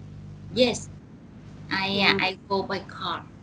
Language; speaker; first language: English; non-native, learner; Vietnamese